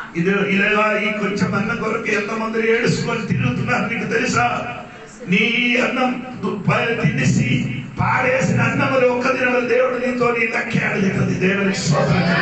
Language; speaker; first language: Telugu; non-native, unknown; Malayalam